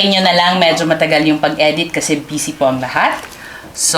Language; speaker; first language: Filipino; native; Filipino